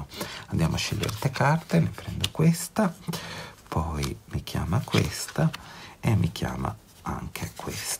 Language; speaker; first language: Italian; native; Italian